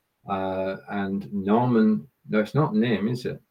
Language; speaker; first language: English; native; English